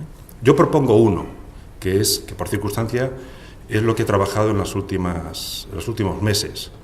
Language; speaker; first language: Spanish; native; Spanish